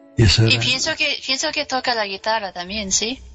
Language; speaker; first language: Spanish; non-native, learner; English